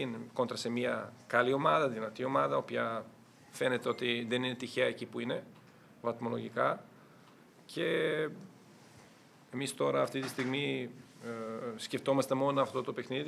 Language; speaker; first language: Greek; non-native, fluent; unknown